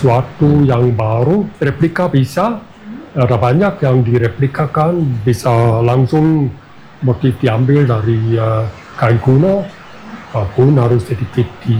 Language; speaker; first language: Indonesian; non-native, fluent; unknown